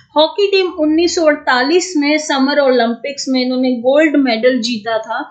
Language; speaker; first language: Hindi; native; Hindi